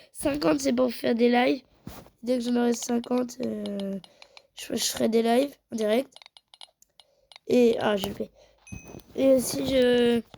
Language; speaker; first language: French; native; French